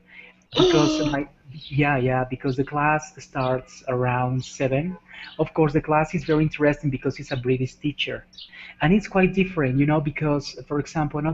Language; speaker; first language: English; non-native, fluent; Spanish